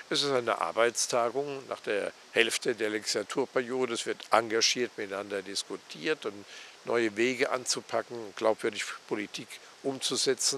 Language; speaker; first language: German; native; German